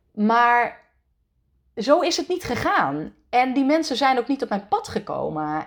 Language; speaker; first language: Dutch; native; Dutch